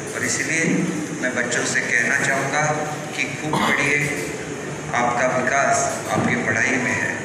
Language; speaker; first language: Hindi; non-native, local second language; Marathi